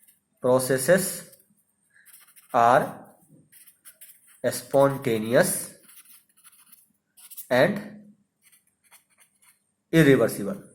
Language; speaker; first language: English; non-native, local second language; Hindi